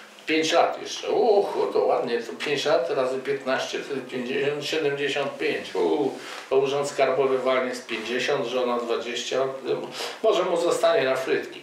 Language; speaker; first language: Polish; native; Polish